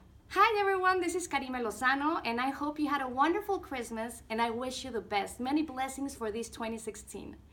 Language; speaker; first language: English; non-native, fluent; Spanish